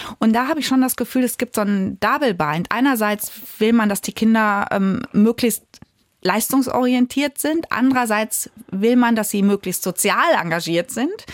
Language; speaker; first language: German; native; German